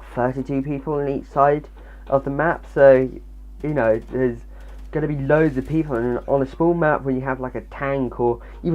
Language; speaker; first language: English; native; English